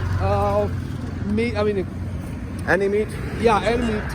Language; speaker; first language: English; non-native, local second language; Swahili